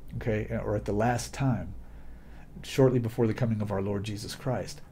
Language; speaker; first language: English; native; English